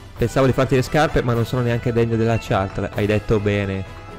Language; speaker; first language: Italian; native; Italian